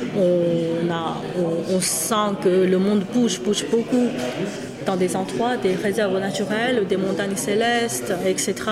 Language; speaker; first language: French; non-native, fluent; Chinese